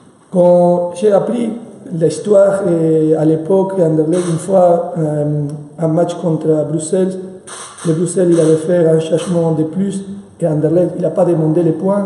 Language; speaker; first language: French; non-native, fluent; Spanish